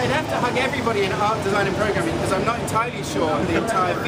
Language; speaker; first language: English; native; English